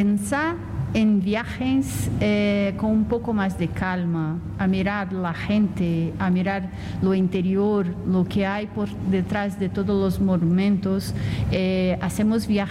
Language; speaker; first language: Spanish; non-native, learner; Portuguese